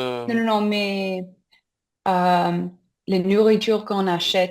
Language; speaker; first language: French; non-native, learner; English